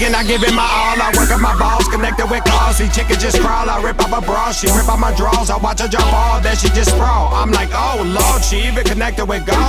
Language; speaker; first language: English; native; English